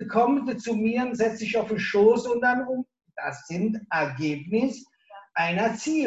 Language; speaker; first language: German; non-native, local second language; Italian